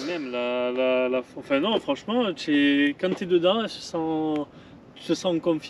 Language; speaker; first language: French; native; French